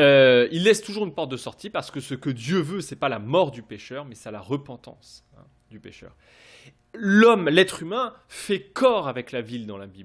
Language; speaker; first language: French; native; French